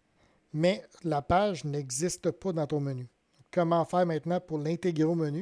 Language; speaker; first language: French; native; French